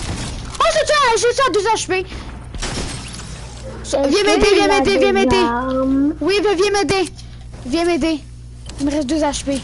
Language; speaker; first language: French; native; French